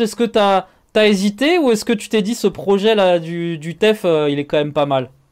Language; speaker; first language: French; native; French